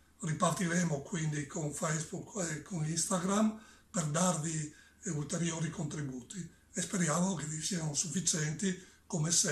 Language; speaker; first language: Italian; native; Italian